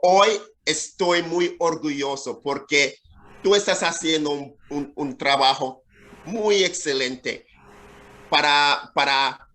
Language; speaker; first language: Spanish; non-native, fluent; English